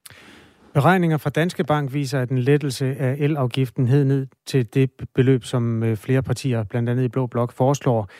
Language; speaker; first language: Danish; native; Danish